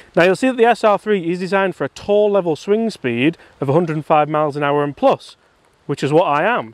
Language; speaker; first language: English; native; English